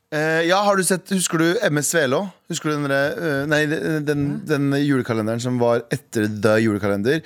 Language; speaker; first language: Norwegian; early bilingual, other home language; Kurdish